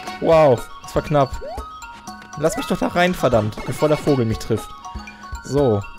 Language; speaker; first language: German; native; German